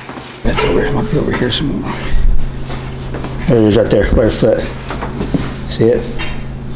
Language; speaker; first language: English; native; English